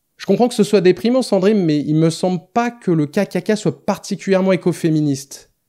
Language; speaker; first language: French; native; French